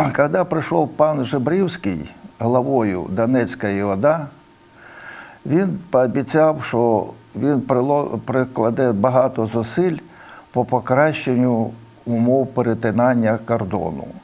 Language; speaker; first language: Ukrainian; non-native, local second language; Russian